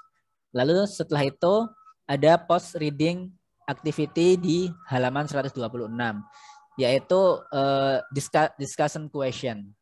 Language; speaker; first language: Indonesian; native; Indonesian